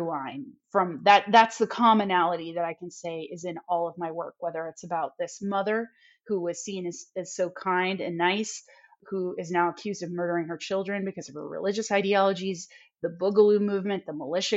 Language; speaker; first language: English; native; English